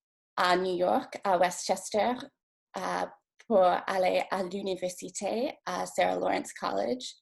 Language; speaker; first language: French; non-native, fluent; English